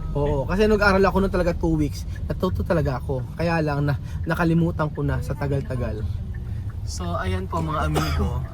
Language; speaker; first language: Filipino; native; Filipino